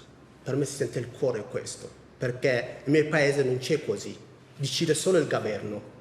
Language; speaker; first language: Italian; non-native, learner; Tigrinya